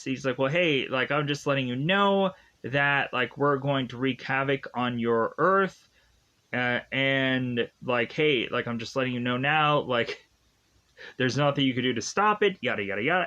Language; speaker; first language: English; native; English